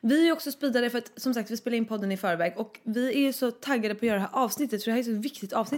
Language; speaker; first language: Swedish; native; Swedish